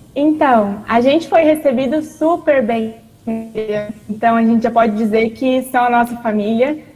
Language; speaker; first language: Portuguese; native; Portuguese